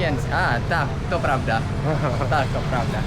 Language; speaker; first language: Polish; non-native, learner; Indonesian